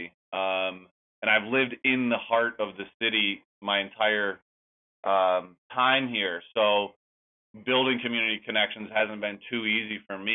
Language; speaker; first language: English; native; English